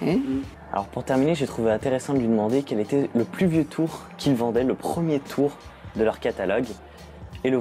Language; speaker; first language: French; native; French